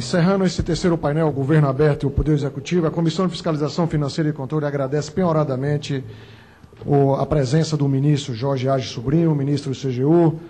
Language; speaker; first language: Portuguese; native; Portuguese